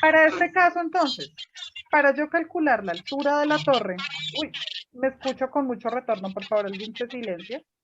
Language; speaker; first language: Spanish; native; Spanish